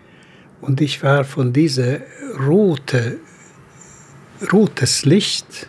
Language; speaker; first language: German; non-native, fluent; Hungarian